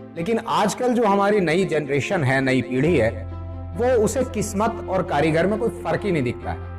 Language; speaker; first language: Hindi; native; Hindi